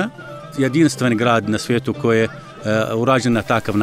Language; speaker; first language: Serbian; non-native, learner; Arabic